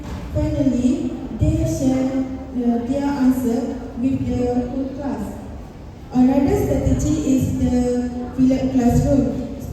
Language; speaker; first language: English; non-native, learner; Malay